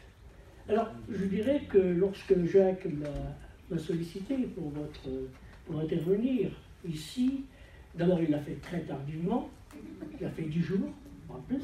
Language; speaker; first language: French; native; French